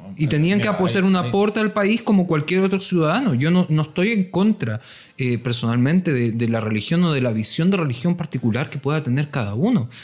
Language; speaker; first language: Spanish; native; Spanish